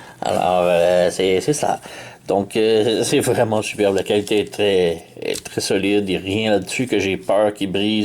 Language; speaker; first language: French; native; French